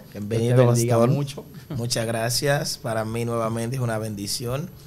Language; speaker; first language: Spanish; early bilingual, other home language; Haitian Creole